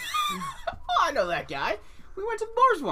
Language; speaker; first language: English; native; English